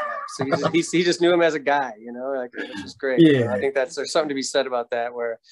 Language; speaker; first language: English; native; English